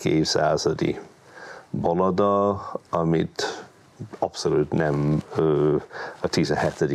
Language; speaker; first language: Hungarian; non-native, fluent; English